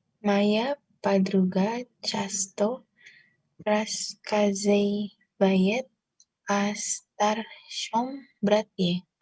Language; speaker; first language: Russian; non-native, learner; Indonesian